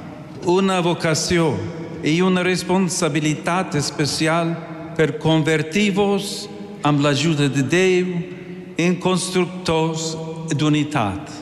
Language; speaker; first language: Catalan; non-native, learner; English